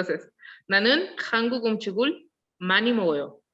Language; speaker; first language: Korean; non-native, learner; Spanish